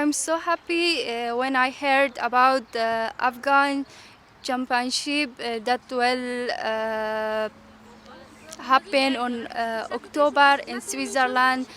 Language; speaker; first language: English; non-native, learner; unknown